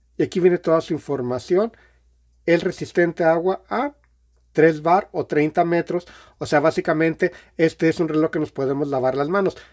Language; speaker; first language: Spanish; native; Spanish